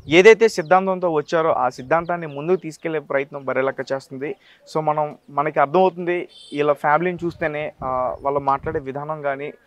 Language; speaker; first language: Telugu; native; Telugu